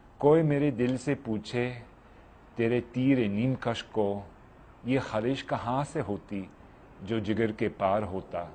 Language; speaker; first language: Urdu; non-native, fluent; English